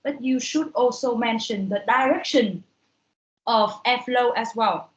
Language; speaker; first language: English; non-native, fluent; Vietnamese